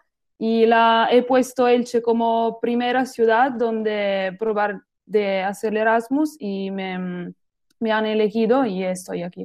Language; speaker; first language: Spanish; non-native, learner; Italian